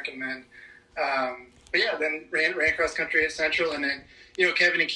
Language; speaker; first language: English; native; English